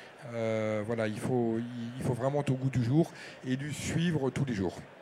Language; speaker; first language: French; native; French